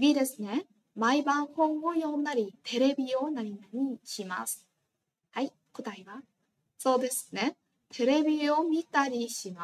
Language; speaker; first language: Japanese; non-native, fluent; Vietnamese